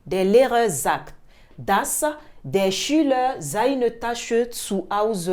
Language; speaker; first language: German; non-native, fluent; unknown